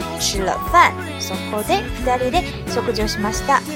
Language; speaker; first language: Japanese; non-native, fluent; Chinese